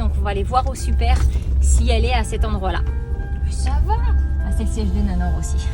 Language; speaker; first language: French; native; French